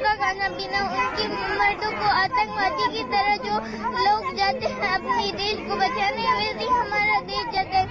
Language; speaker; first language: Hindi; non-native, learner; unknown